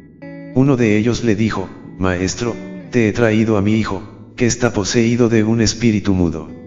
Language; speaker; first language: Spanish; native; Spanish